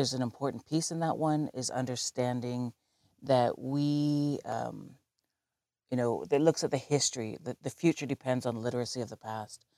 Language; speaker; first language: English; native; English